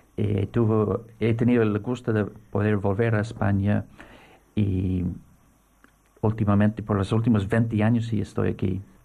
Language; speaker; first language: Spanish; non-native, fluent; English